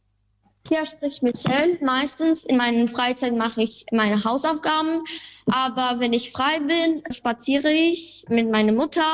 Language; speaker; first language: German; non-native, fluent; Albanian